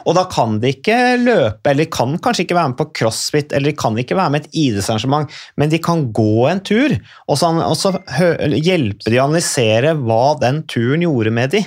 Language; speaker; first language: Norwegian; native; Norwegian